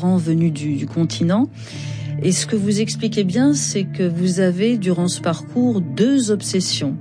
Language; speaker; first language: French; native; French